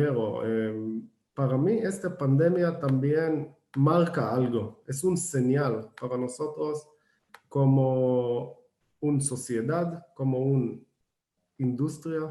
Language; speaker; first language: Spanish; non-native, fluent; Hebrew